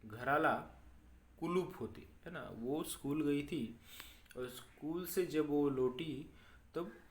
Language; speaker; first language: Hindi; non-native, local second language; Marathi